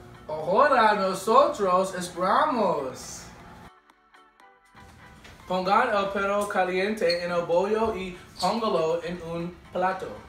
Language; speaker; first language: Spanish; non-native, learner; English